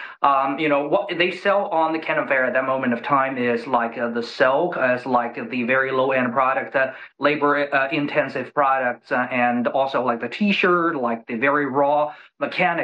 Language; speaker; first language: English; non-native, fluent; Chinese